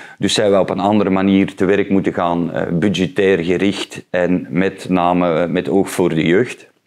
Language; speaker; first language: Dutch; native; Dutch